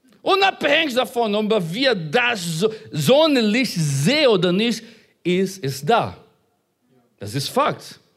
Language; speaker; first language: German; non-native, fluent; Portuguese